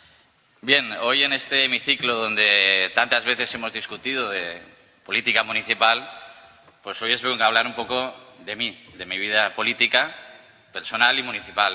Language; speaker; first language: Spanish; native; Spanish